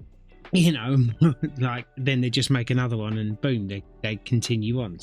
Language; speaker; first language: English; native; English